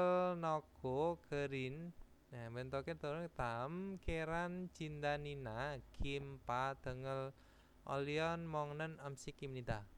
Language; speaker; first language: Korean; non-native, fluent; Indonesian